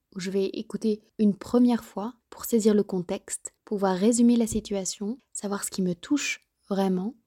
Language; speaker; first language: French; native; French